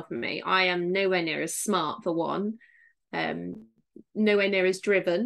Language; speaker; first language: English; native; English